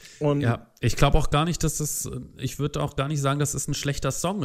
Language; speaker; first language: German; native; German